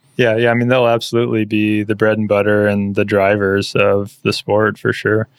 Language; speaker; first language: English; native; English